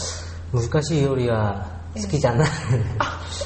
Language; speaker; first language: Japanese; non-native, learner; Korean